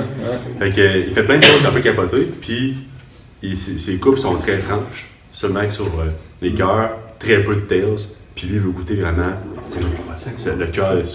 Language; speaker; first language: French; native; French